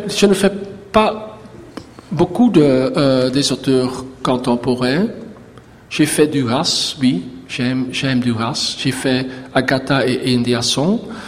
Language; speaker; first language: French; non-native, learner; Dutch